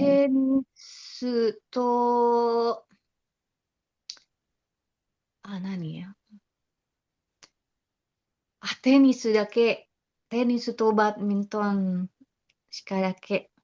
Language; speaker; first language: Japanese; non-native, learner; Indonesian